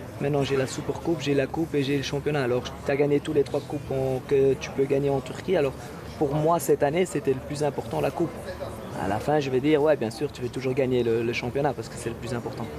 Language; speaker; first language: French; non-native, local second language; Dutch